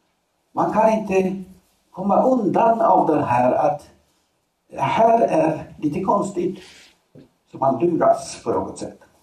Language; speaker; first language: Swedish; non-native, fluent; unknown